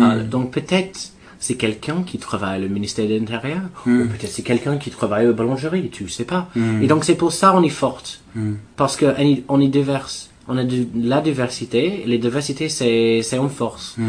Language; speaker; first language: French; non-native, learner; English